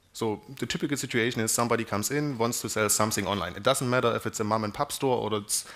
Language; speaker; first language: English; non-native, fluent; German